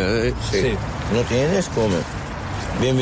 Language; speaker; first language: Spanish; non-native, learner; Arabic